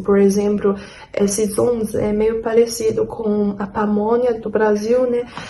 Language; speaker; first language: Portuguese; non-native, fluent; Chinese